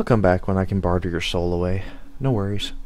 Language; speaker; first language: English; native; English